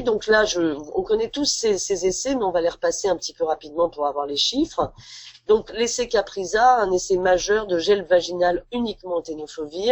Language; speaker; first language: French; native; French